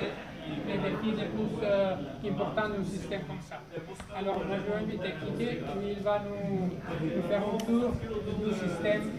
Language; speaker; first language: French; non-native, fluent; Spanish